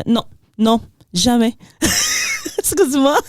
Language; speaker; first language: French; non-native, learner; Portuguese